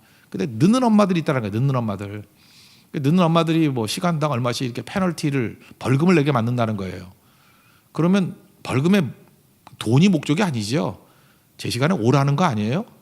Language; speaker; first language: Korean; native; Korean